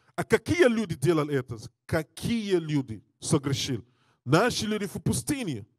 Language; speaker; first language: Russian; non-native, learner; English